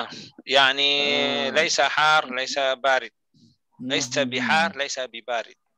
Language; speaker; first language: Arabic; non-native, fluent; Malay